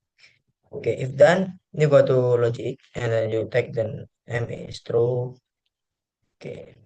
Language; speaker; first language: English; non-native, learner; Indonesian